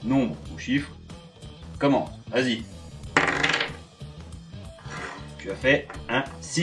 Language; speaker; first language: French; native; French